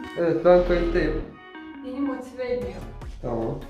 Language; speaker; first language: Turkish; native; Turkish